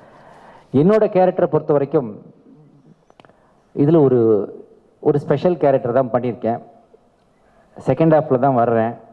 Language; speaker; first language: Tamil; native; Tamil